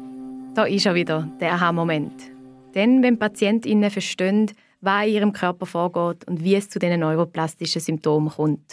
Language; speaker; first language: German; native; German